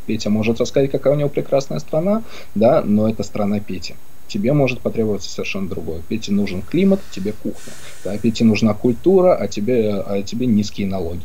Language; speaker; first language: Russian; native; Russian